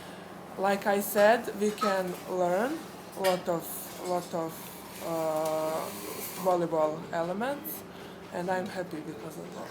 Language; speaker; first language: English; non-native, fluent; Serbian